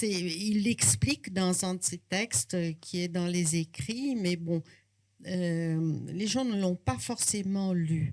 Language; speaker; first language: French; non-native, fluent; Portuguese